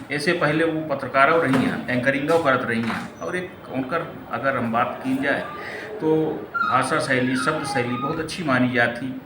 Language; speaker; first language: Hindi; native; Hindi